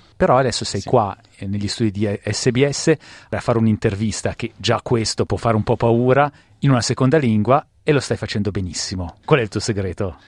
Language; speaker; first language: Italian; native; Italian